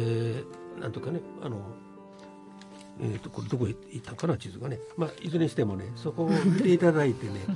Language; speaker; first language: Japanese; native; Japanese